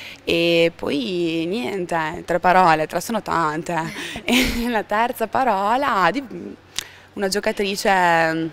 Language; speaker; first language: Italian; native; Italian